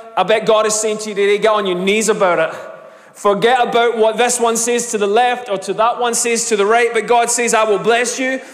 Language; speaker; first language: English; native; English